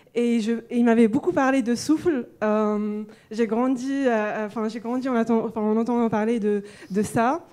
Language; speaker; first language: French; non-native, local second language; Arabic